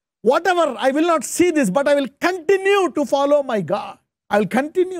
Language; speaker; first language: English; non-native, local second language; Telugu